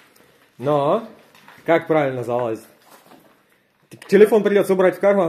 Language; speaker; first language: Russian; native; Russian